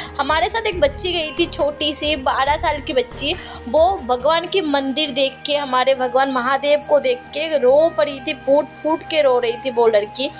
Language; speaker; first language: Hindi; non-native, local second language; Bangla